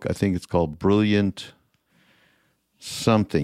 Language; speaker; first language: English; native; English